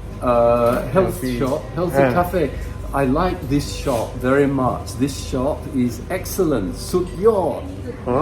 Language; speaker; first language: English; non-native, learner; Thai